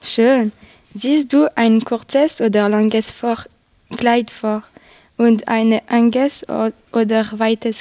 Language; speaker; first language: German; non-native, learner; French